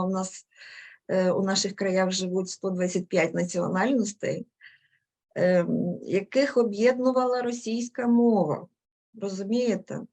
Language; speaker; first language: Ukrainian; non-native, local second language; Russian